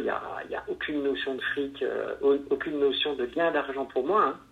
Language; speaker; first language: French; native; French